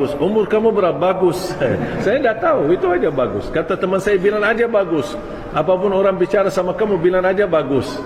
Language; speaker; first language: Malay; non-native, fluent; Arabic